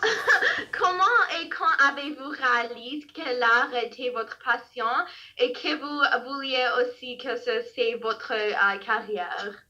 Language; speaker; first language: French; non-native, learner; English